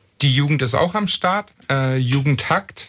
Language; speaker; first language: German; native; German